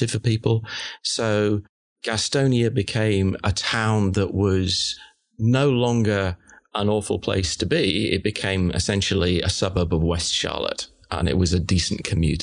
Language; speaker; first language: English; native; English